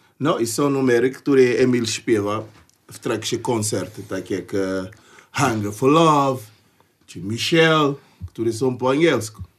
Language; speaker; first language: Polish; non-native, fluent; Portuguese